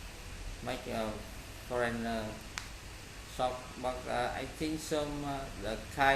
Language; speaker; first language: English; non-native, learner; Vietnamese